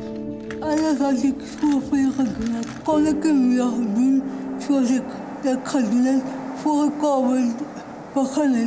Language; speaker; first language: Dutch; non-native, learner; Afrikaans